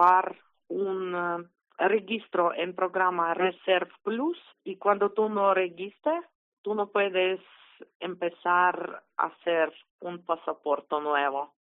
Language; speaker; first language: Spanish; non-native, learner; Ukrainian